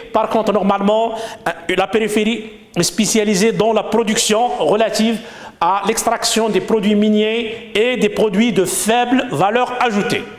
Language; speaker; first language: French; non-native, local second language; Arabic